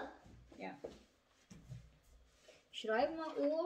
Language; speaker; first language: German; non-native, learner; Filipino